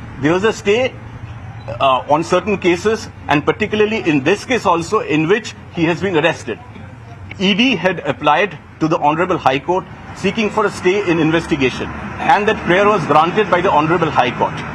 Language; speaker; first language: English; non-native, local second language; Bangla